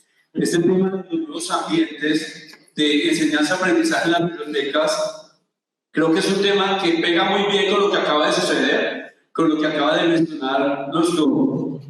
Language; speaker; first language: Spanish; native; Spanish